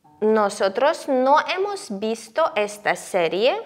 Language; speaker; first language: Spanish; non-native, fluent; Ukrainian